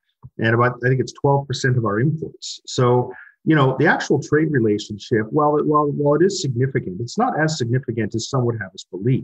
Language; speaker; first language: English; native; English